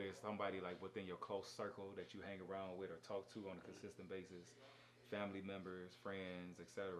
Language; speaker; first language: English; native; English